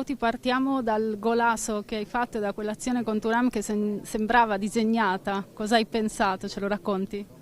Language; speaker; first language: Italian; native; Italian